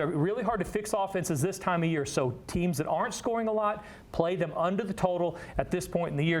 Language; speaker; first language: English; native; English